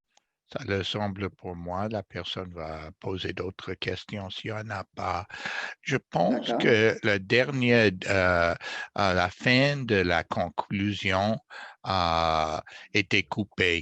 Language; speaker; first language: French; non-native, fluent; English